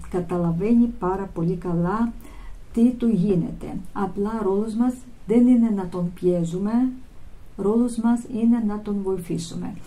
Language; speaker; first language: Greek; non-native, fluent; Russian